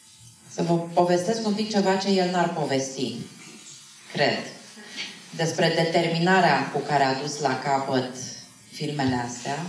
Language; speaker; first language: Romanian; native; Romanian